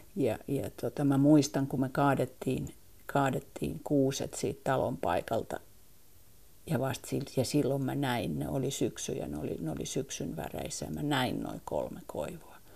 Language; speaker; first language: Finnish; native; Finnish